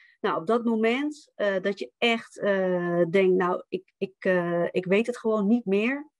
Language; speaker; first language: Dutch; native; Dutch